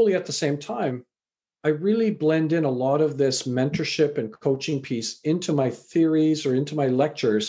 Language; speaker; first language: English; native; English